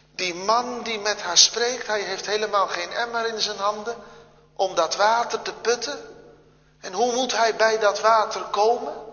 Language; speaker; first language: Dutch; native; Dutch